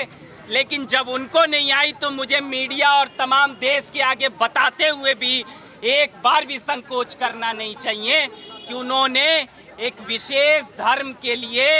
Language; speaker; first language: Hindi; native; Hindi